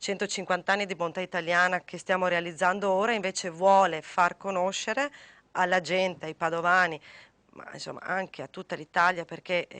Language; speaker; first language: Italian; native; Italian